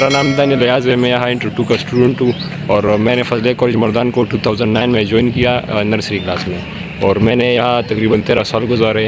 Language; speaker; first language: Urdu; non-native, local second language; Pashto